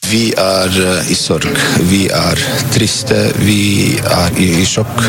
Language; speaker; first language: Norwegian; non-native, fluent; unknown